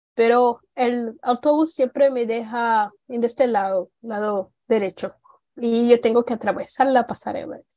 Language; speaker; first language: Spanish; non-native, fluent; Portuguese